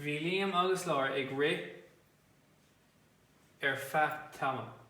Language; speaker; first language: Irish; non-native, local second language; English